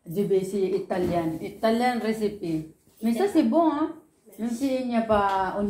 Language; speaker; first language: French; non-native, learner; Filipino